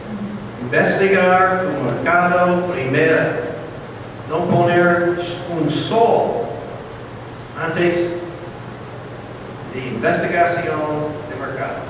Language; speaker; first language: Spanish; non-native, learner; English